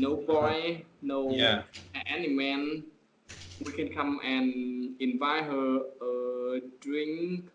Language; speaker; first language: English; non-native, learner; Vietnamese